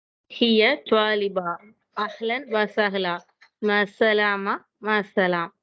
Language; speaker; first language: Arabic; non-native, learner; Tamil